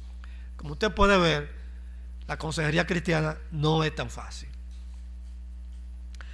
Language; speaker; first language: Spanish; native; Spanish